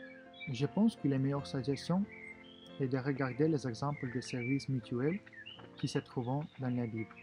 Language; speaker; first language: French; non-native, fluent; Russian